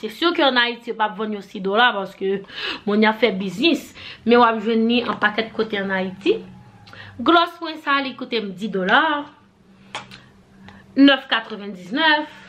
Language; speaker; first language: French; non-native, learner; Haitian Creole